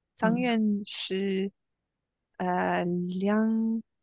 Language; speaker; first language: Chinese; non-native, learner; English